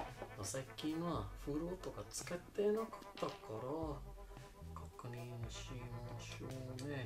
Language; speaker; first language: Japanese; non-native, learner; English